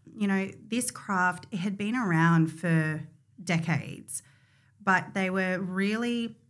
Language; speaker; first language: English; native; English